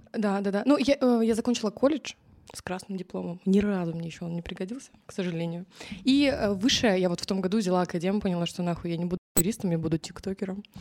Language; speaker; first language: Russian; native; Russian